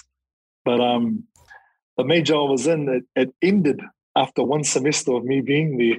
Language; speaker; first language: English; native; English